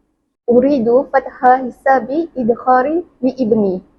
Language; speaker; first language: Arabic; non-native, learner; Malay